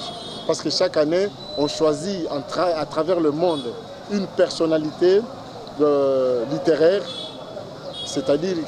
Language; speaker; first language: French; non-native, local second language; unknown